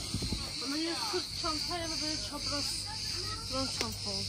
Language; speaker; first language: Turkish; early bilingual, heritage; Turkish